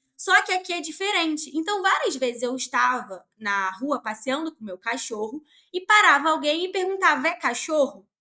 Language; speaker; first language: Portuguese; native; Portuguese